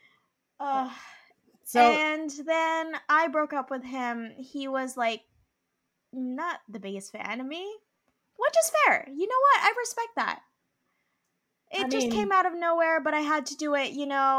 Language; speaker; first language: English; native; English